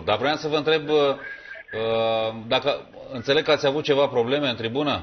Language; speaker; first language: Romanian; native; Romanian